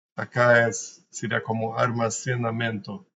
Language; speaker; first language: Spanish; non-native, learner; Portuguese